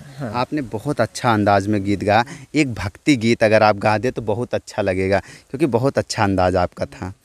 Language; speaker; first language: Hindi; native; Hindi